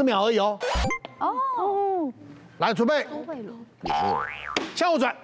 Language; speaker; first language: Chinese; native; Chinese